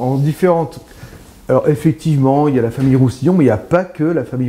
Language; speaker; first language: French; native; French